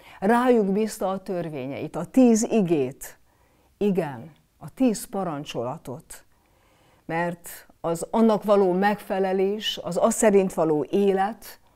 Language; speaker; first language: Hungarian; native; Hungarian